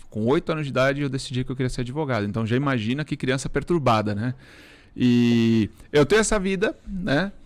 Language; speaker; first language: Portuguese; early bilingual, other home language; Spanish